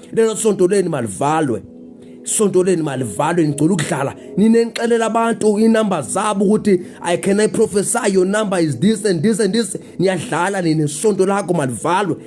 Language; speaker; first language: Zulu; non-native, local second language; Xhosa